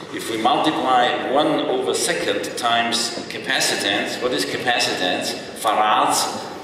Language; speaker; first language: English; non-native, fluent; German